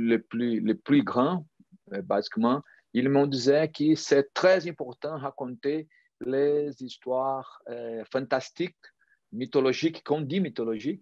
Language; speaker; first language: French; non-native, fluent; Portuguese